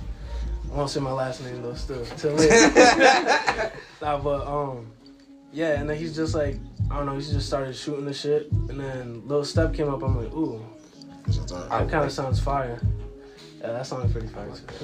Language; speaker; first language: English; early bilingual, other home language; Ukrainian